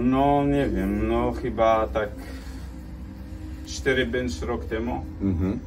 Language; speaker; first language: Polish; non-native, learner; Arabic